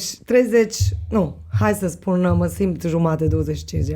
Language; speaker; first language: Romanian; non-native, local second language; Hungarian